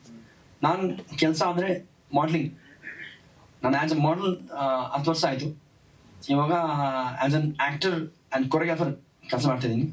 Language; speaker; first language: Kannada; non-native, learner; Hindi